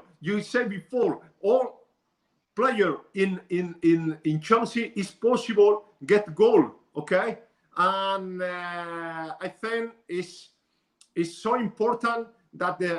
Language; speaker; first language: English; non-native, learner; Spanish